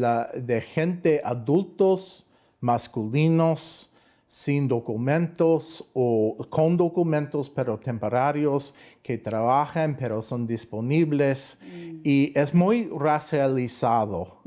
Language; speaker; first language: Spanish; non-native, fluent; English